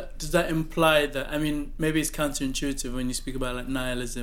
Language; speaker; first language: English; non-native, local second language; Yoruba